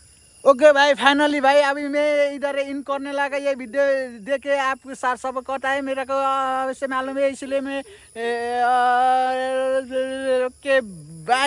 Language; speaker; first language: Hindi; non-native, learner; Nepali